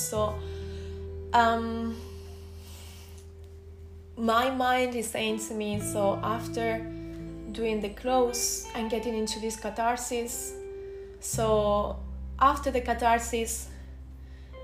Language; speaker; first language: English; non-native, fluent; Spanish